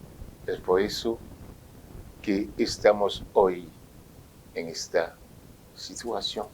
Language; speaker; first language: Spanish; non-native, fluent; French